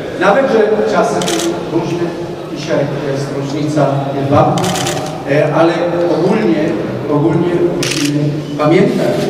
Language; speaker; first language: Polish; non-native, learner; Hebrew